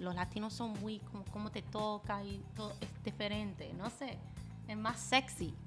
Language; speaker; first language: Spanish; non-native, fluent; English